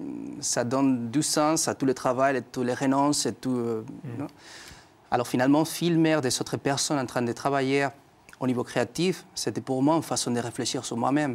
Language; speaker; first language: French; non-native, fluent; Spanish